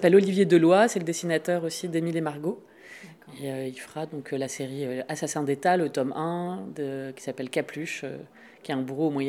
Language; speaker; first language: French; native; French